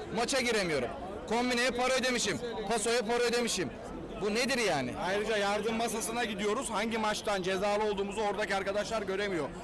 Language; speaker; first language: Turkish; native; Turkish